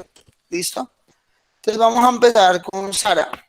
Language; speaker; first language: Spanish; native; Spanish